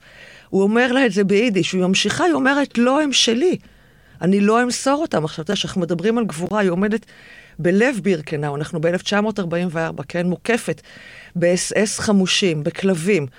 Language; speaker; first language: Hebrew; native; Hebrew